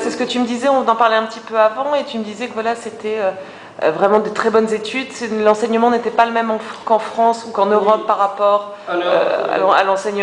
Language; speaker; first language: French; native; French